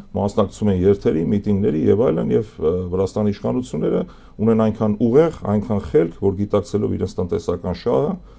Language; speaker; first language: Armenian; native; Armenian